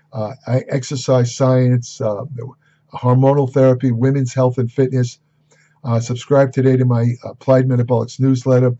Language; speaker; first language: English; native; English